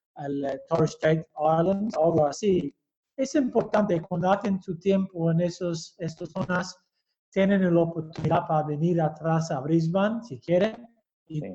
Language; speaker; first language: Spanish; early bilingual, heritage; Basque